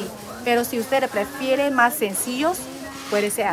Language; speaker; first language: Spanish; non-native, learner; Chinese